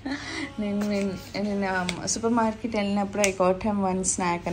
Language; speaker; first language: Telugu; non-native, local second language; Urdu